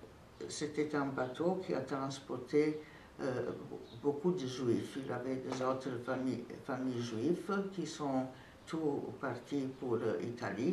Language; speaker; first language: French; non-native, fluent; Serbian